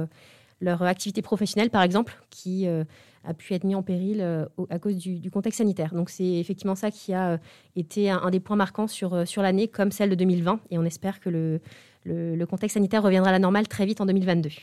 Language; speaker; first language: French; native; French